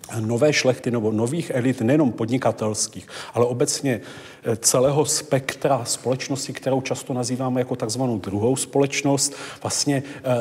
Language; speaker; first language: Czech; native; Czech